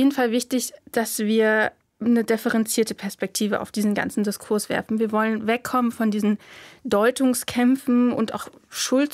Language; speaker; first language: German; native; German